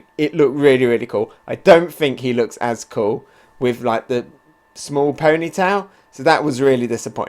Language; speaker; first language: English; native; English